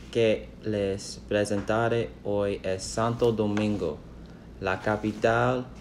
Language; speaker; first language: Spanish; non-native, learner; English